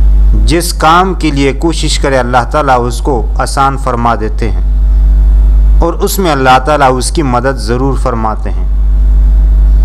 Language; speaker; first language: Urdu; native; Urdu